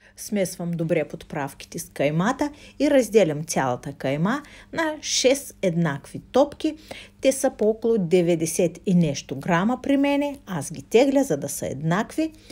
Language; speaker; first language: Bulgarian; non-native, fluent; Russian